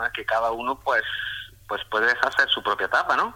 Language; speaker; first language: Spanish; native; Spanish